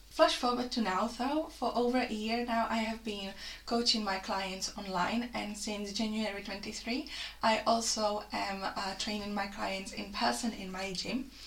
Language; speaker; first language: English; non-native, fluent; Czech